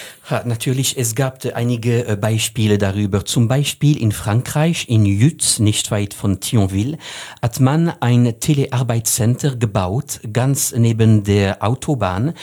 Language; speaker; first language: German; non-native, fluent; French